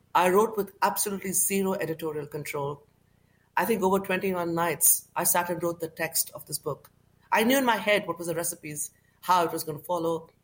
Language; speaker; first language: English; non-native, local second language; Urdu